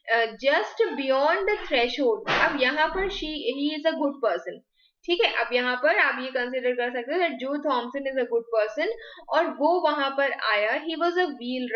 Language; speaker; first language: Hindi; native; Hindi